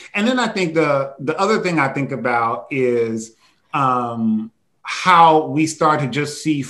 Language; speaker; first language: English; native; English